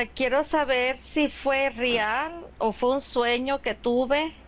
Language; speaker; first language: Spanish; native; Spanish